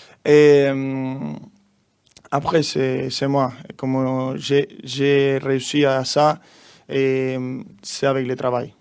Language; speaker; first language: French; non-native, learner; Spanish